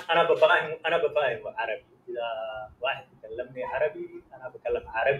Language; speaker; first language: Arabic; non-native, fluent; Somali